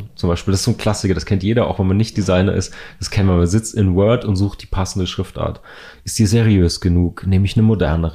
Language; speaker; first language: German; native; German